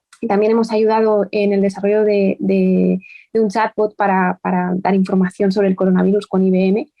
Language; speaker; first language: Spanish; native; Spanish